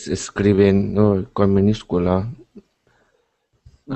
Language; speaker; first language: Spanish; non-native, learner; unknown